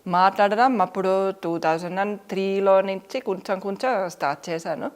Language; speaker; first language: Telugu; non-native, fluent; Finnish